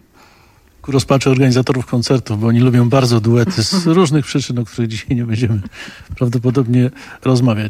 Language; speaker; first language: Polish; native; Polish